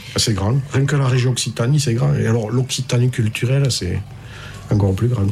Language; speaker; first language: French; native; French